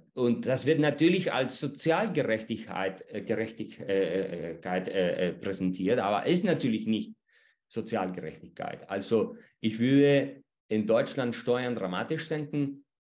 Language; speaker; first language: German; non-native, fluent; Spanish